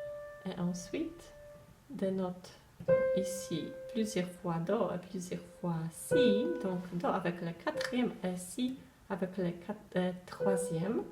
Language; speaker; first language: French; non-native, fluent; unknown